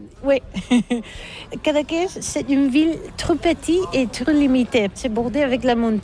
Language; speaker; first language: French; non-native, learner; Catalan